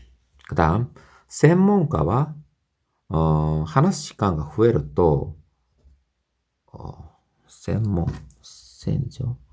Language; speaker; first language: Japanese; non-native, fluent; Korean